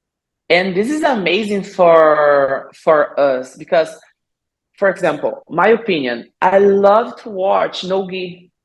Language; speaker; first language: English; non-native, learner; Portuguese